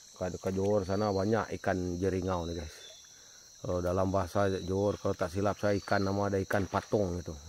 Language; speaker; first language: Malay; non-native, local second language; Iban